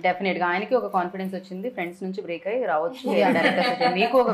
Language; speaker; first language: Telugu; native; Telugu